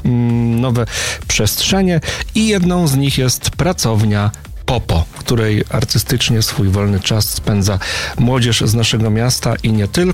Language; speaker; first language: Polish; native; Polish